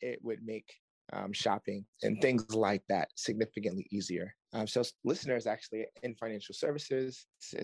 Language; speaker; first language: English; native; English